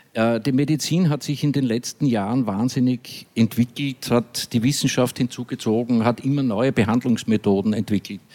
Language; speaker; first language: German; native; German